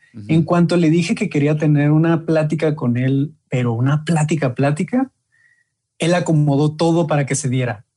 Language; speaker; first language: Spanish; native; Spanish